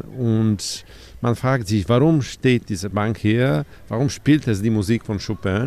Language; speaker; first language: German; non-native, fluent; Polish